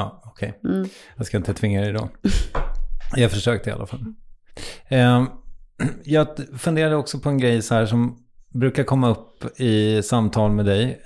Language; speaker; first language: Swedish; native; Swedish